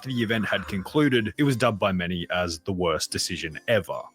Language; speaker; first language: English; native; English